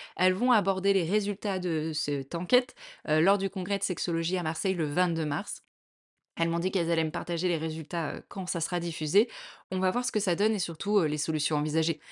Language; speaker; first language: French; native; French